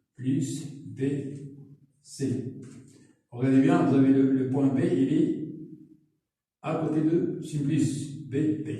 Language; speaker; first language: French; non-native, local second language; Arabic